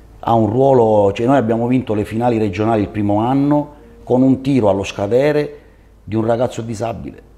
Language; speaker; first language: Italian; native; Italian